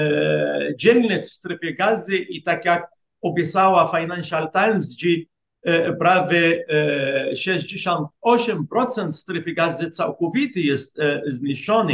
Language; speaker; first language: Polish; non-native, fluent; Arabic